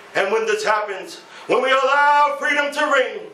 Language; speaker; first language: English; native; English